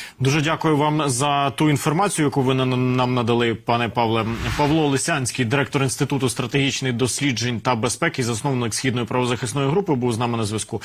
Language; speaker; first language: Ukrainian; native; Ukrainian